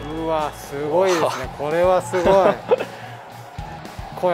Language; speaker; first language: Japanese; native; Japanese